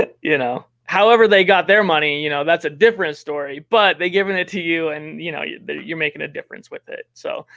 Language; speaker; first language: English; native; English